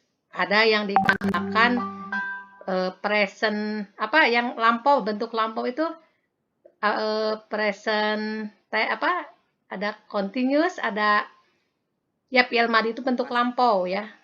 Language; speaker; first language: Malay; non-native, local second language; Sundanese